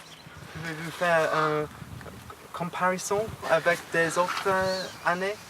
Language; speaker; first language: French; non-native, learner; English